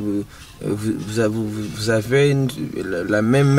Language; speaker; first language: French; non-native, local second language; Rundi